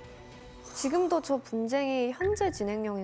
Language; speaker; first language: Korean; native; Korean